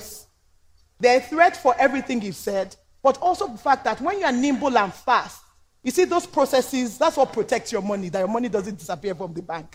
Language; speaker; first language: English; non-native, local second language; Yoruba